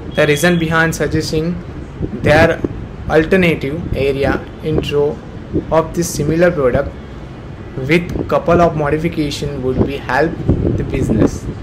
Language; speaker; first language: English; non-native, local second language; Gujarati